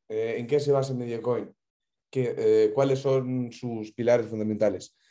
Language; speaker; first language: Spanish; non-native, fluent; Ukrainian